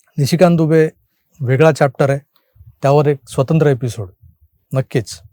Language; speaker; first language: Marathi; native; Marathi